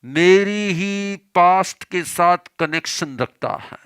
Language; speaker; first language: Hindi; non-native, local second language; Gujarati